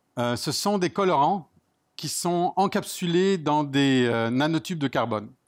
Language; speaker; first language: French; native; French